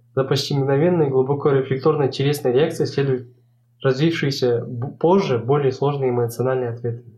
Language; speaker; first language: Russian; non-native, local second language; Kazakh